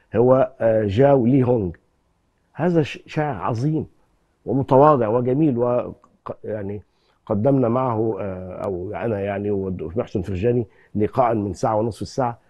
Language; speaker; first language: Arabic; native; Arabic